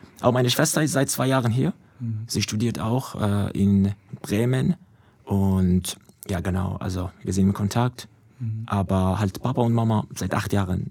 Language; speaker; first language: German; non-native, fluent; Persian